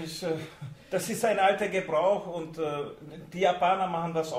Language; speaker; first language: German; non-native, fluent; Hungarian